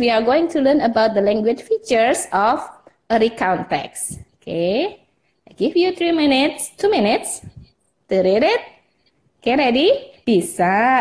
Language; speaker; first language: English; non-native, fluent; Indonesian